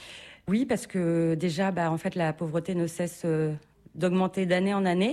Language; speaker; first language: French; native; French